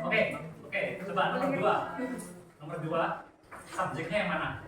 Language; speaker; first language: Indonesian; native; Indonesian